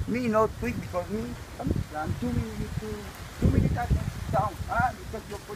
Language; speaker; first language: English; non-native, learner; Morisyen